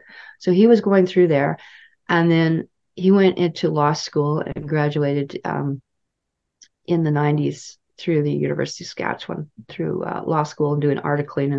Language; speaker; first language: English; native; English